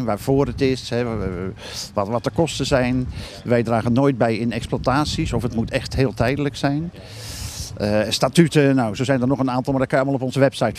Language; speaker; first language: Dutch; native; Dutch